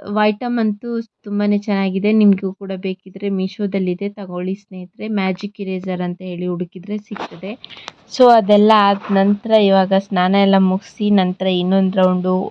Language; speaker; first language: Kannada; non-native, local second language; Tulu